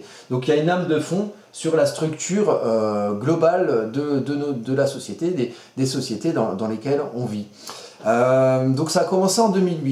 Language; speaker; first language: French; native; French